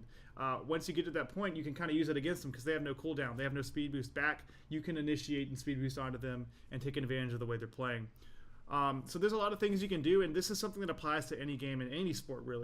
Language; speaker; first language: English; native; English